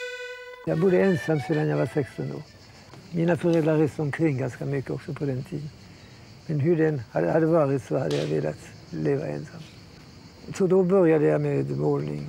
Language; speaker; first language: Swedish; early bilingual, heritage; Swedish